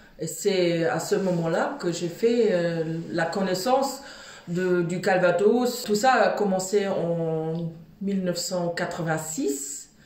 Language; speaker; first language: French; non-native, fluent; German